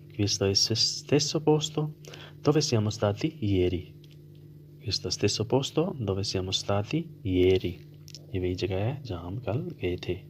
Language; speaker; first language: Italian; non-native, fluent; Urdu